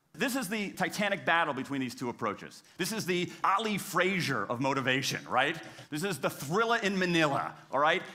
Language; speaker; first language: English; native; English